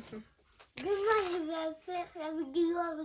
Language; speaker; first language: French; early bilingual, other home language; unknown